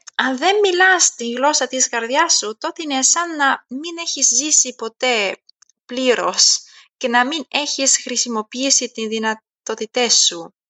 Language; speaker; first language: Greek; non-native, fluent; German